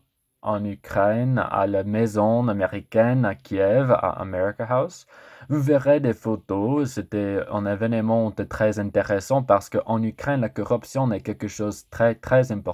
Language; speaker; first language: French; non-native, learner; English